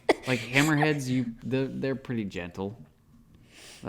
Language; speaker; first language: English; native; English